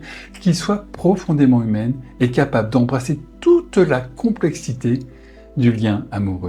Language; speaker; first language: French; native; French